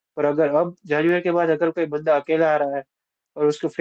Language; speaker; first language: Hindi; non-native, local second language; Gujarati